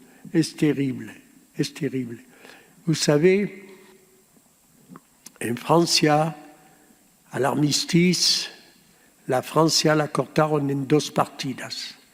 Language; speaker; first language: Spanish; early bilingual, heritage; French